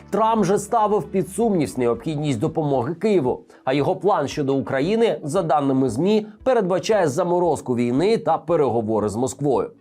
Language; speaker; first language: Ukrainian; native; Ukrainian